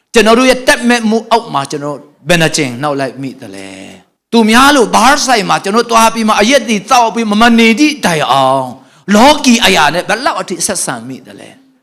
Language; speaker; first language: Burmese; non-native, local second language; Tedim Chin